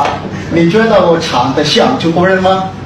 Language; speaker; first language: Chinese; non-native, learner; Indonesian